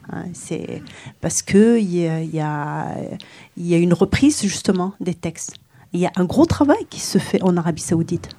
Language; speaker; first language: French; non-native, local second language; Arabic